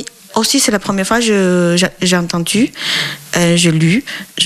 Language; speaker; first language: French; non-native, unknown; Chinese